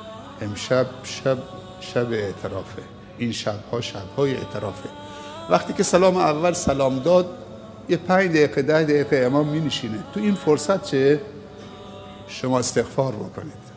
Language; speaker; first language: Persian; native; Persian